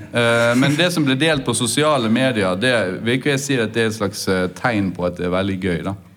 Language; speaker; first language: Norwegian; native; Norwegian